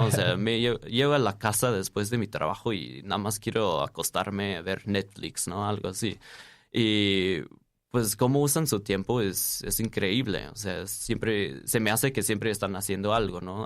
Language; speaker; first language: Spanish; non-native, fluent; English